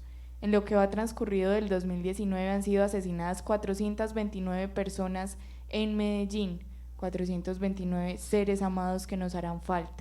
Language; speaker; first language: Spanish; native; Spanish